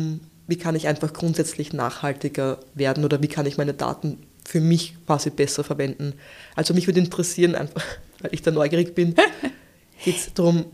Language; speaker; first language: German; native; German